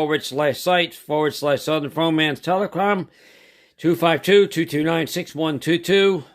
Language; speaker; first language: English; native; English